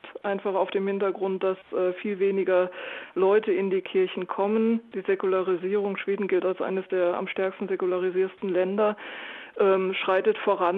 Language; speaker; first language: German; native; German